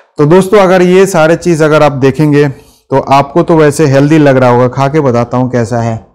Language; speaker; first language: Hindi; non-native, local second language; Bangla